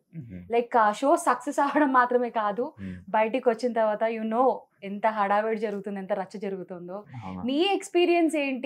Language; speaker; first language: Telugu; native; Telugu